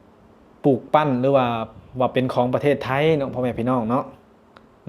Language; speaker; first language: Thai; non-native, local second language; Northeastern Thai